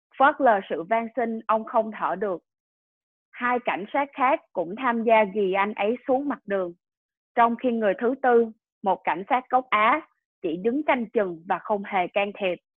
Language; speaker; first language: Vietnamese; early bilingual, heritage; Vietnamese